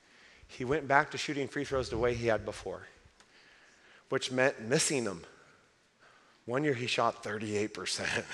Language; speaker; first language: English; native; English